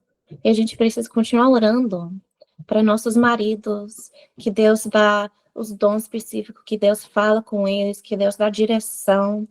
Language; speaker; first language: Portuguese; non-native, fluent; English